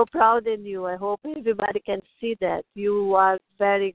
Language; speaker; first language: English; non-native, learner; Portuguese